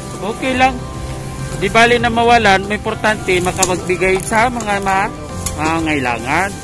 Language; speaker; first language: Filipino; non-native, local second language; Cebuano